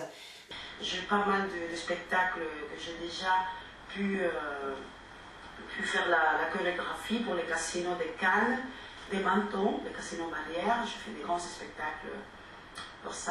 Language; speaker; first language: French; non-native, fluent; Spanish